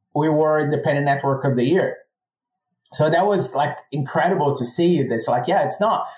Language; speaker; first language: English; non-native, fluent; Portuguese